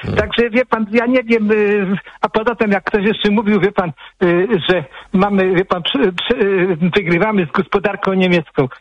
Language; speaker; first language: Polish; native; Polish